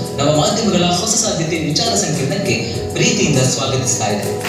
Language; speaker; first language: Kannada; native; Kannada